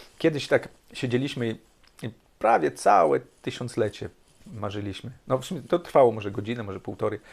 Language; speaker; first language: Polish; early bilingual, heritage; Polish